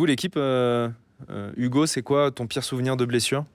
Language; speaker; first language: French; native; French